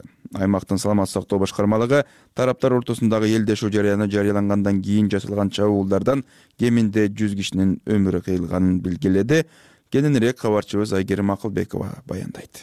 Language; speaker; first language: Kyrgyz; native; Kyrgyz